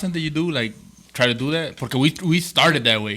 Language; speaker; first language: English; early bilingual, other home language; Spanish